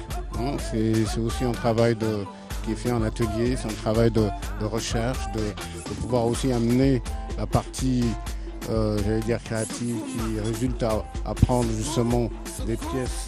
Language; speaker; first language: French; non-native, local second language; Wolof